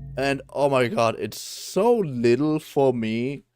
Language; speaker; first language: English; non-native, fluent; German